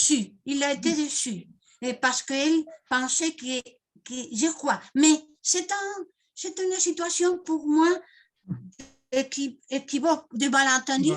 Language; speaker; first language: French; non-native, fluent; Spanish